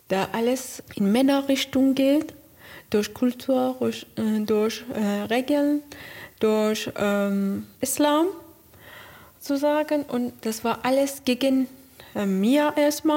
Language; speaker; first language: German; non-native, learner; Persian